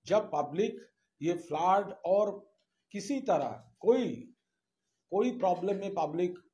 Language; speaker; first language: Hindi; non-native, local second language; Bangla